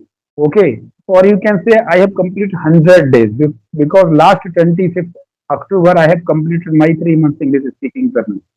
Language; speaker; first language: English; non-native, learner; Hindi